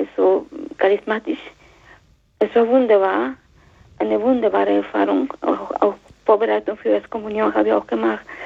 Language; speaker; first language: German; non-native, fluent; Spanish